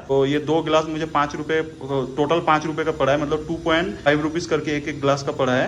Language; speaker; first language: Hindi; non-native, local second language; Bangla